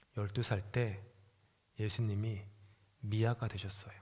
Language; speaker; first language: Korean; native; Korean